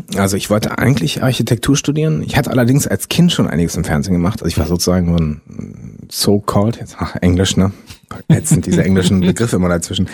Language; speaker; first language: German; native; German